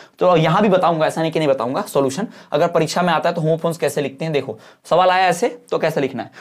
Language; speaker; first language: Hindi; non-native, local second language; Bhojpuri